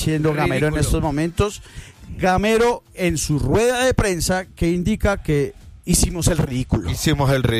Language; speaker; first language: Spanish; native; Spanish